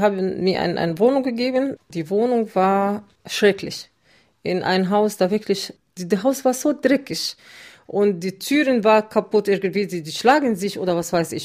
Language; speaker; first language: German; non-native, fluent; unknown